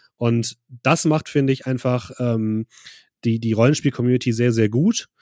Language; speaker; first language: German; native; German